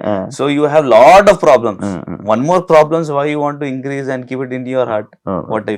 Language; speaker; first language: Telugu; non-native, learner; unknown